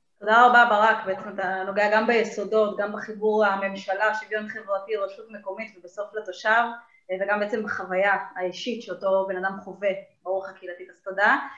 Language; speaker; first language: Hebrew; early bilingual, other home language; Spanish